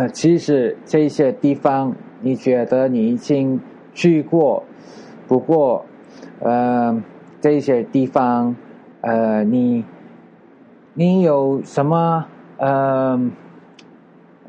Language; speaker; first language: Chinese; non-native, learner; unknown